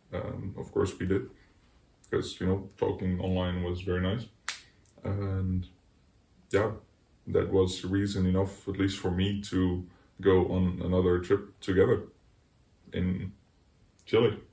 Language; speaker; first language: English; non-native, fluent; Dutch